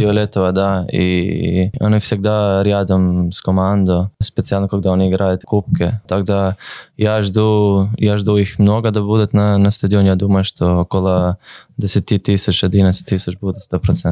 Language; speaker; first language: Russian; non-native, learner; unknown